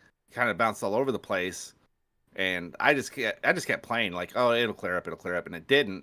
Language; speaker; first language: English; native; English